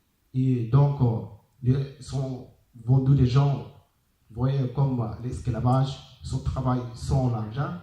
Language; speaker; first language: French; non-native, learner; Arabic